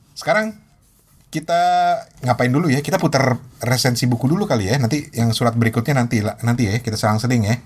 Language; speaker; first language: Indonesian; native; Indonesian